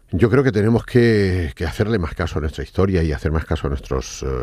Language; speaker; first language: Spanish; non-native, fluent; Arabic